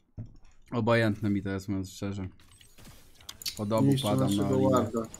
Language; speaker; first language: Polish; native; Polish